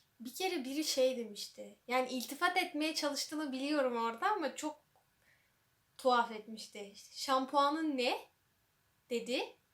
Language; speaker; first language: Turkish; native; Turkish